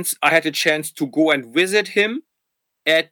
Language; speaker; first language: English; non-native, fluent; German